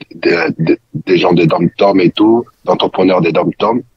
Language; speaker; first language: French; non-native, local second language; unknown